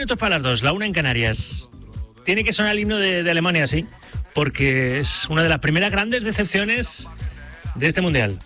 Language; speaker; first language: Spanish; native; Spanish